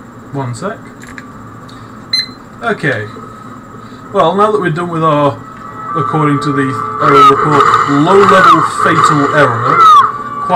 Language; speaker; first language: English; native; English